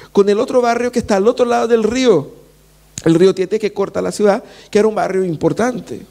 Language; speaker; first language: Spanish; non-native, fluent; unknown